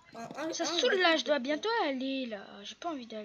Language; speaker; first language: French; native; French